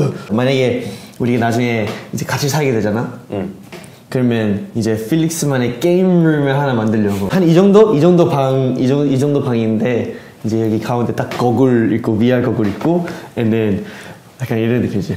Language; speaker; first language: Korean; early bilingual, heritage; Korean